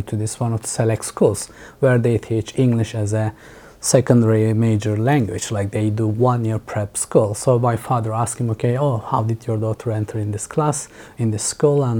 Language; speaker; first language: English; non-native, fluent; Turkish